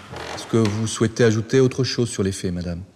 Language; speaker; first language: French; native; French